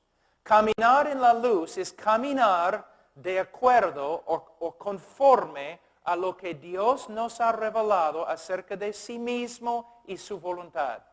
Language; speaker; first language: Spanish; non-native, fluent; English